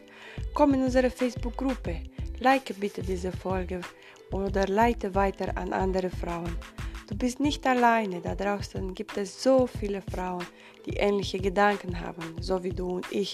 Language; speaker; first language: German; non-native, fluent; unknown